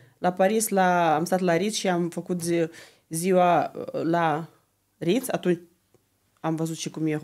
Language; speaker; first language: Romanian; non-native, fluent; Lithuanian